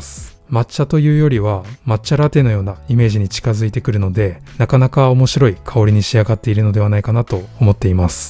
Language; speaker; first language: Japanese; native; Japanese